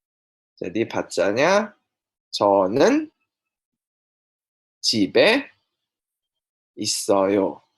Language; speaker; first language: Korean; non-native, fluent; Indonesian